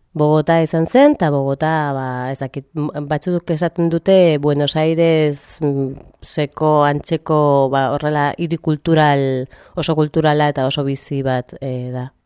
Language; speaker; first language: Basque; non-native, local second language; Spanish